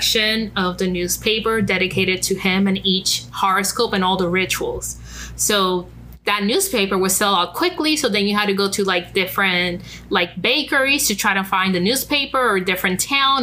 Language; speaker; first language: English; non-native, fluent; Spanish